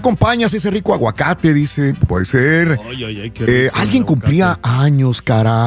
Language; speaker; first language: Spanish; native; Spanish